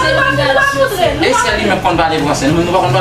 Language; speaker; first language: French; non-native, learner; Haitian Creole